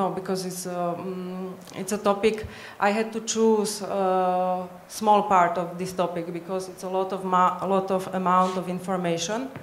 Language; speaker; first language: English; non-native, learner; Slovak